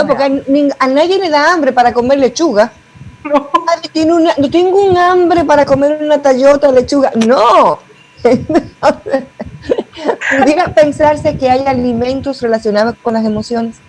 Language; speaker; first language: Spanish; native; Spanish